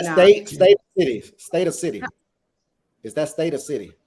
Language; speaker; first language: English; native; English